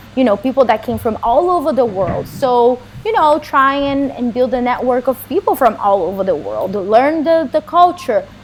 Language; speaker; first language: English; non-native, fluent; Portuguese